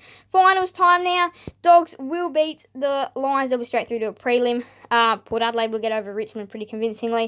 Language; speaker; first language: English; native; English